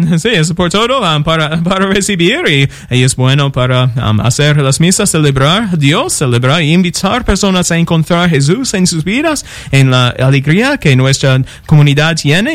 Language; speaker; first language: Spanish; non-native, learner; English